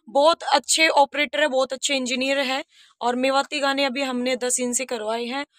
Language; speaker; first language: Hindi; native; Hindi